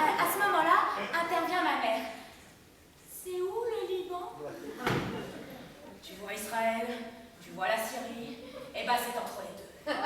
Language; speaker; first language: French; native; French